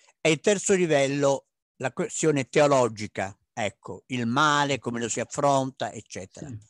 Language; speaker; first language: Italian; native; Italian